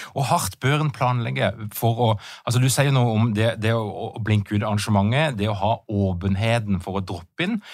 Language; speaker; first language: Norwegian; native; Norwegian